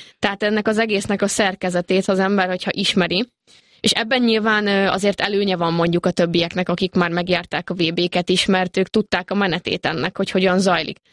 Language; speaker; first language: Hungarian; native; Hungarian